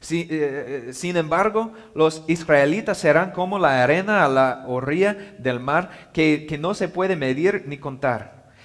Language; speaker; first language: Spanish; non-native, learner; English